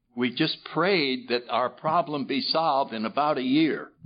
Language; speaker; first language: English; native; English